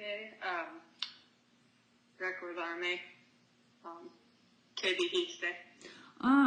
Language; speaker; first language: Spanish; non-native, learner; English